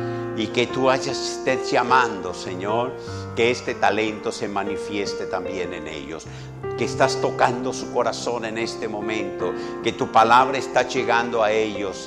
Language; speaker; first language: Spanish; native; Spanish